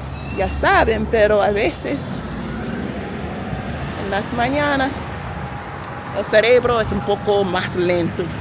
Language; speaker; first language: Spanish; non-native, learner; English